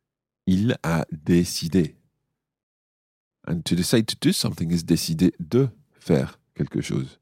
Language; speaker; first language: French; non-native, fluent; English